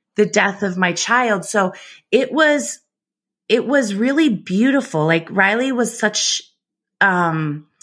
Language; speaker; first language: English; native; English